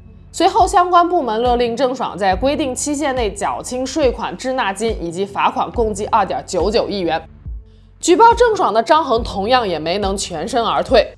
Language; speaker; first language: Chinese; native; Chinese